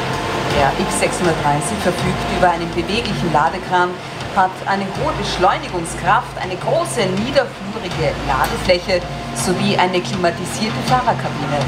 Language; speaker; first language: German; native; German